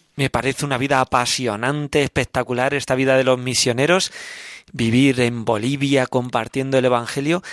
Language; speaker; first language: Spanish; native; Spanish